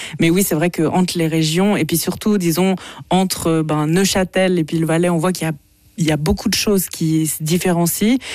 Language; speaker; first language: French; native; French